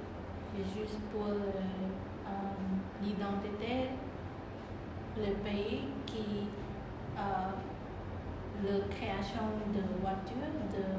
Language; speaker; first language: French; non-native, learner; Khmer